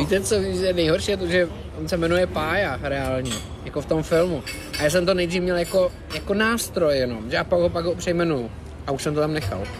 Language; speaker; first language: Czech; native; Czech